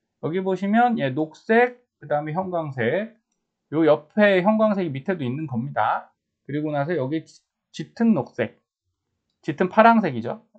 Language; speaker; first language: Korean; native; Korean